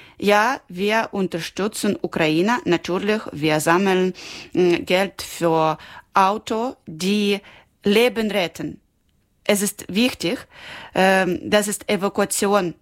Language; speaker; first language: German; non-native, learner; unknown